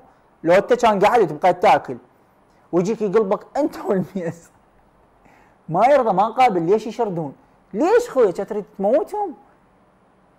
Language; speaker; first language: Arabic; native; Arabic